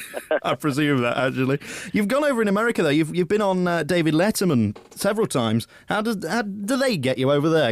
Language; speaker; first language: English; native; English